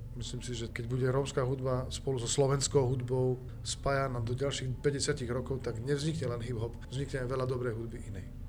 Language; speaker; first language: Slovak; native; Slovak